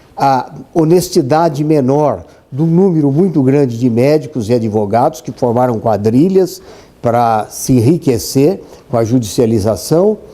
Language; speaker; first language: Portuguese; native; Portuguese